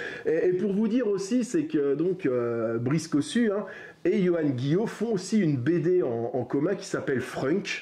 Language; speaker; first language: French; native; French